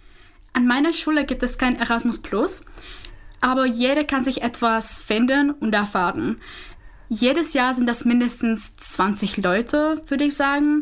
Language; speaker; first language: German; non-native, fluent; Czech